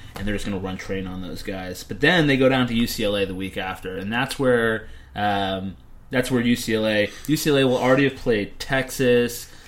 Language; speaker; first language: English; native; English